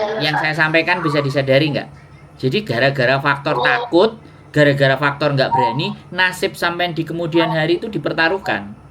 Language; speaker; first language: Indonesian; non-native, local second language; Javanese